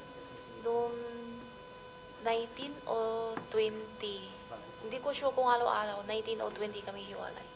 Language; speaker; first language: Filipino; non-native, learner; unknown